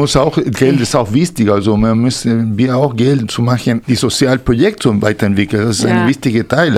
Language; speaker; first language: German; non-native, fluent; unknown